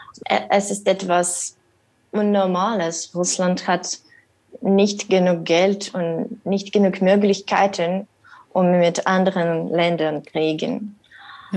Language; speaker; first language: German; non-native, learner; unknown